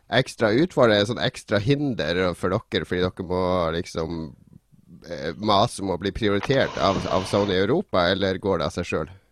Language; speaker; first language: Norwegian; native; Norwegian